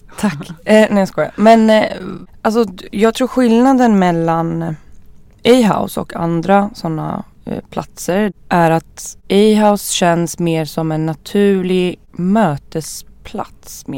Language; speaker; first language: Swedish; native; Swedish